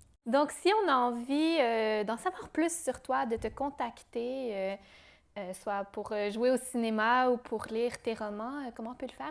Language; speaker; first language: French; native; French